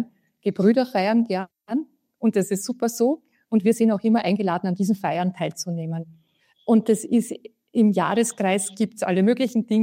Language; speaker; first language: German; native; German